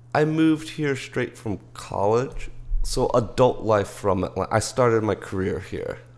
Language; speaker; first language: English; early bilingual, heritage; English